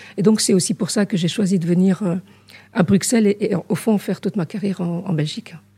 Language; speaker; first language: French; early bilingual, other home language; Arabic